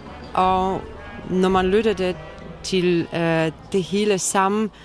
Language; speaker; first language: Danish; non-native, fluent; Polish